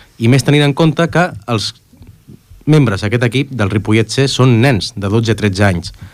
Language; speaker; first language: Catalan; native; Catalan